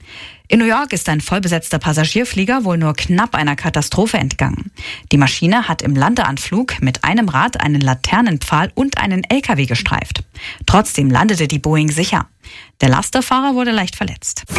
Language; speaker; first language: German; native; German